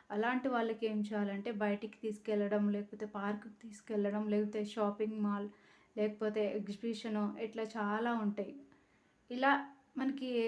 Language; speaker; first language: Telugu; native; Telugu